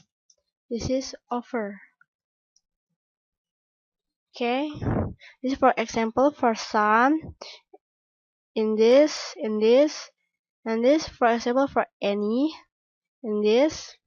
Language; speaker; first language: English; non-native, learner; Indonesian